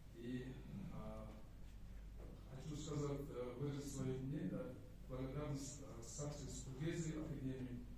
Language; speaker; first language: Russian; non-native, local second language; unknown